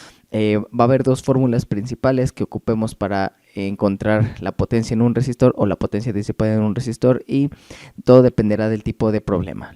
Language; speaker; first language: Spanish; native; Spanish